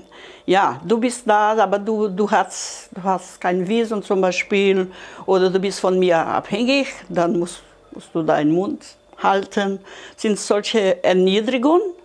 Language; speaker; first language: German; non-native, fluent; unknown